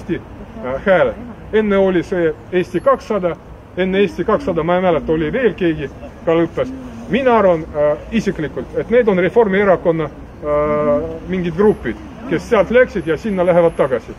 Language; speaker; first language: Estonian; non-native, local second language; Russian